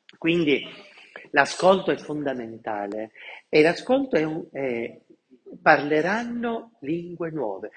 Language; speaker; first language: Italian; non-native, local second language; Sicilian